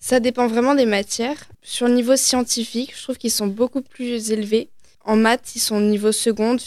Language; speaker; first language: French; native; French